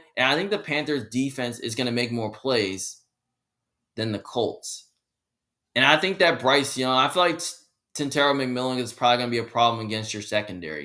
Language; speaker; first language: English; native; English